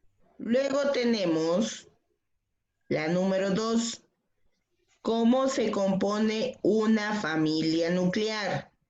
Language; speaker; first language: Spanish; native; Spanish